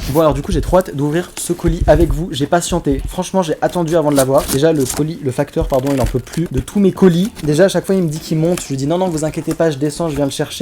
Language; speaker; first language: French; native; French